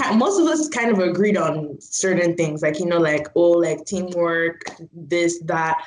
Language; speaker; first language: English; non-native, local second language; Igbo